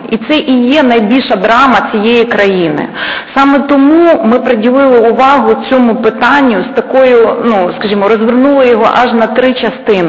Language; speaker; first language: Ukrainian; native; Ukrainian